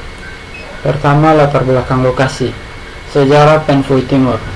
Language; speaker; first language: Indonesian; native; Indonesian